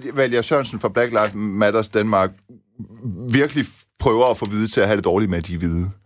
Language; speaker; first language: Danish; early bilingual, other home language; Persian